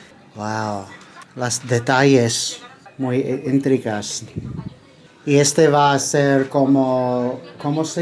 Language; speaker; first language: Spanish; non-native, learner; English